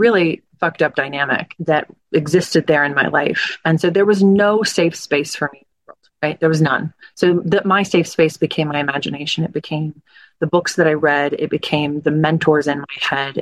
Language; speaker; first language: English; native; English